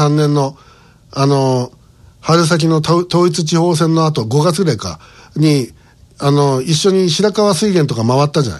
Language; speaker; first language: Japanese; native; Japanese